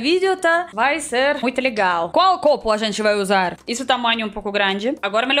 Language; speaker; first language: Portuguese; non-native, learner; Russian